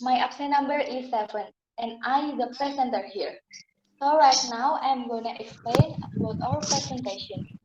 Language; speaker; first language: English; non-native, learner; Indonesian